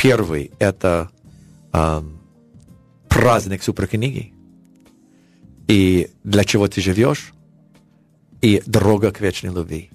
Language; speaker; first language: Russian; non-native, learner; English